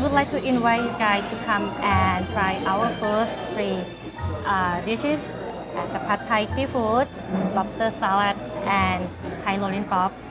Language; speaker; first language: English; non-native, learner; Thai